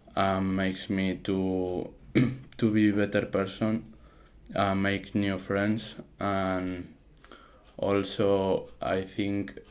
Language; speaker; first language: English; non-native, learner; Spanish